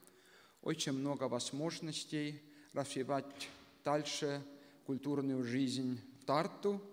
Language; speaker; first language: Russian; non-native, local second language; Estonian